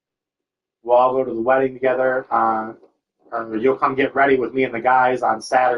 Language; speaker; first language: English; native; English